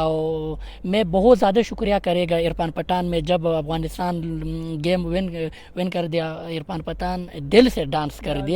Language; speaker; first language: Hindi; non-native, learner; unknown